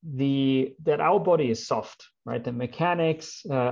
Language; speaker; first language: English; non-native, fluent; German